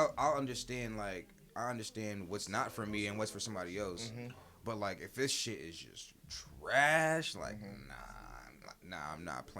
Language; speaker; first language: English; native; English